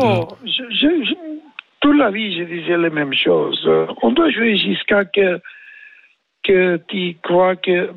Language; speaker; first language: French; non-native, learner; Spanish